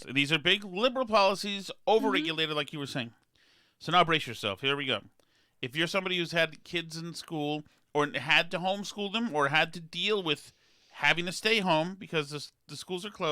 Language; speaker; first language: English; native; English